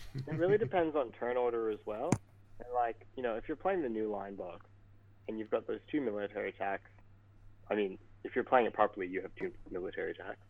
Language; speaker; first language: English; native; English